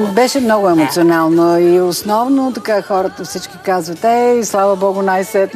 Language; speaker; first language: Bulgarian; native; Bulgarian